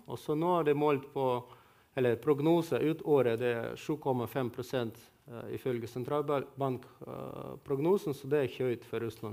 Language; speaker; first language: Norwegian; non-native, fluent; Russian